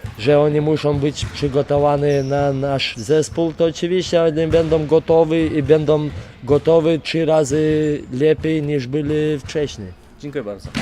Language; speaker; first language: Polish; non-native, fluent; Lithuanian